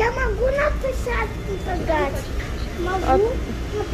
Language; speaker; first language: Russian; early bilingual, heritage; Russian